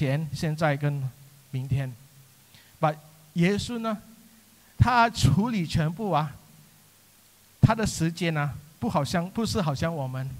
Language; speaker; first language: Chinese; non-native, local second language; English